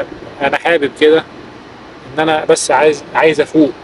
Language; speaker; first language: Arabic; native; Arabic